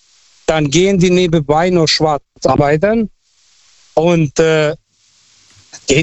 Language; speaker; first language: German; non-native, fluent; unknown